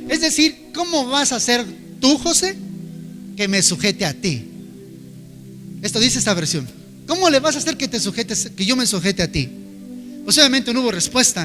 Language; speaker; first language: Spanish; native; Spanish